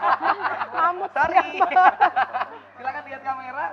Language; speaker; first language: Indonesian; native; Indonesian